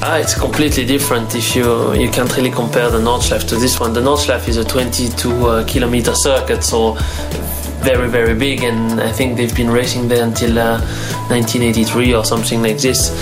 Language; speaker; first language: English; non-native, fluent; German